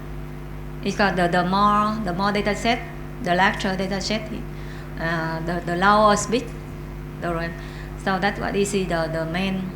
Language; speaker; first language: English; non-native, learner; Vietnamese